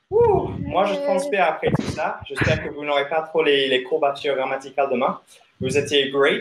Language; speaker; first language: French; non-native, fluent; English